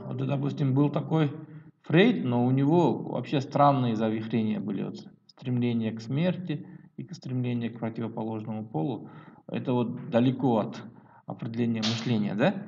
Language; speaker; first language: Russian; non-native, local second language; Kyrgyz